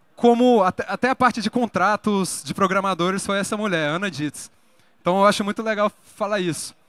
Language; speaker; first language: Portuguese; native; Portuguese